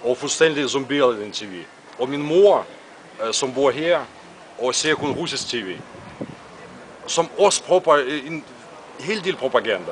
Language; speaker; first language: Danish; non-native, fluent; Russian